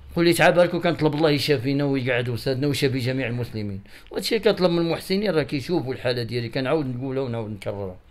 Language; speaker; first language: Arabic; native; Arabic